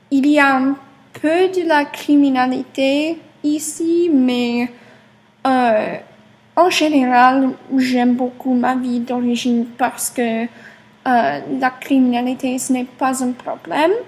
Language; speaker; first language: French; non-native, learner; English